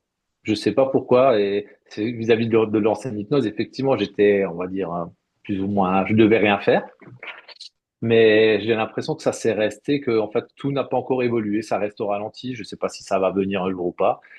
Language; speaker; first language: French; native; French